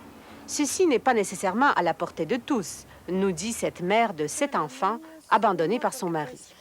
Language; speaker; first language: French; native; French